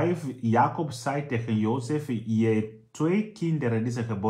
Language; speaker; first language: Dutch; non-native, fluent; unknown